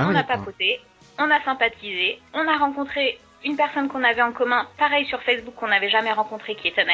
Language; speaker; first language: French; native; French